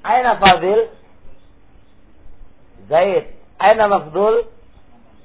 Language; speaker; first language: Arabic; non-native, fluent; Javanese